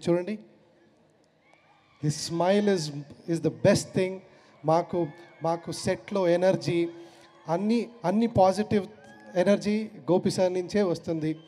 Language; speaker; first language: Telugu; non-native, learner; Kannada